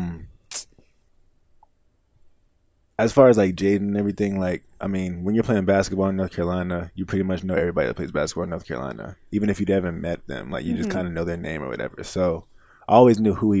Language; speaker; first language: English; native; English